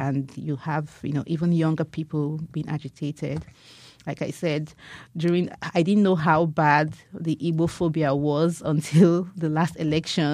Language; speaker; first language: English; non-native, local second language; Igbo